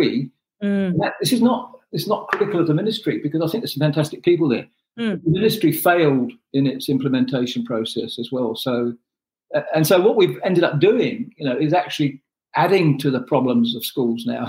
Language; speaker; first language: English; non-native, local second language; Urdu